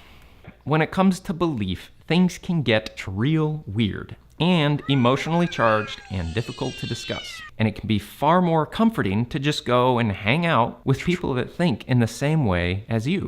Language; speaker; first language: English; native; English